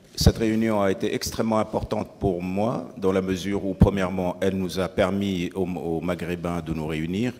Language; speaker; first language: French; non-native, local second language; Arabic